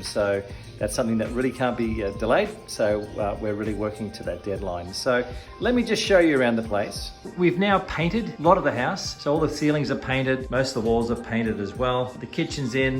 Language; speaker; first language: English; native; English